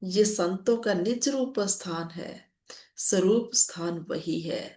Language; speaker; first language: Hindi; non-native, local second language; Punjabi